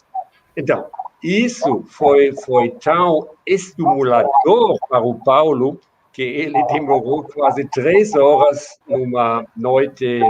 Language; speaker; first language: Portuguese; non-native, fluent; German